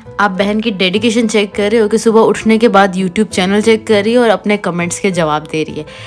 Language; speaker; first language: Urdu; native; Urdu